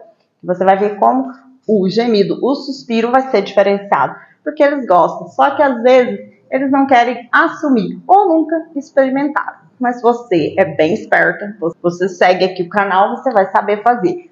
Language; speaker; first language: Portuguese; native; Portuguese